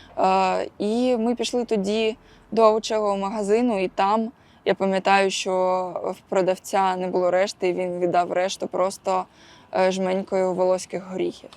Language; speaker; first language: Ukrainian; non-native, local second language; Russian